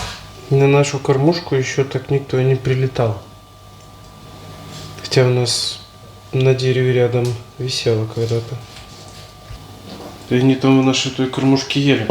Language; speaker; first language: Russian; native; Russian